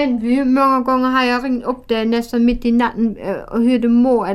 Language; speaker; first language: Swedish; non-native, fluent; German